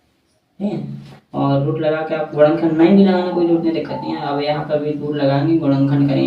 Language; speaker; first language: Hindi; native; Hindi